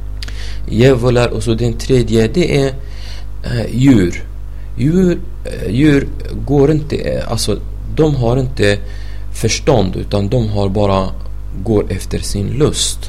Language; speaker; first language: Swedish; non-native, fluent; Arabic